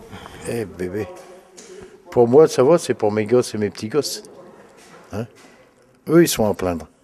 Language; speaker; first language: French; native; French